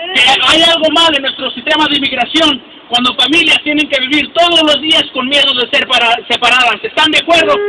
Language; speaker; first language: Spanish; early bilingual, heritage; Spanish